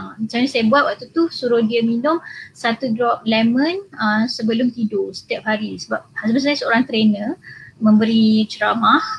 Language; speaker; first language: Malay; native; Malay